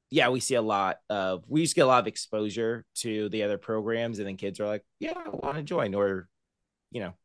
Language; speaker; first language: English; native; English